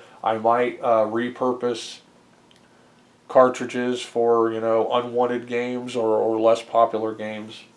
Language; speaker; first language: English; native; English